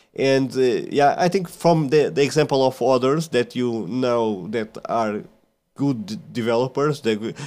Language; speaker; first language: English; non-native, fluent; Portuguese